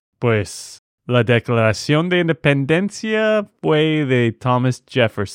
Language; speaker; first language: Spanish; non-native, fluent; English